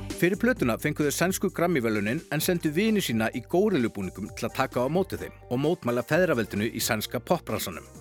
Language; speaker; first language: Icelandic; native; Icelandic